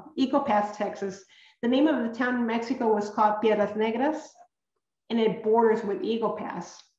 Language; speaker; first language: English; early bilingual, other home language; Spanish